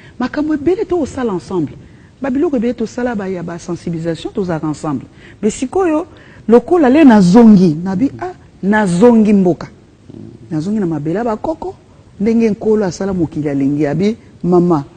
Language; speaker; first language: Lingala; native; Lingala